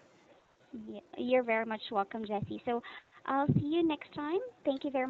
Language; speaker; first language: English; non-native, local second language; Filipino